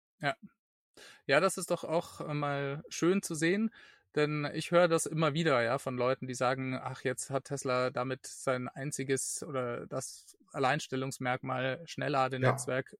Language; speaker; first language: German; native; German